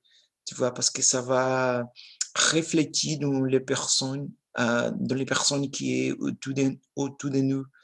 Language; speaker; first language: French; non-native, learner; Portuguese